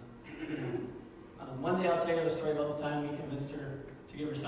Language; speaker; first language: English; native; English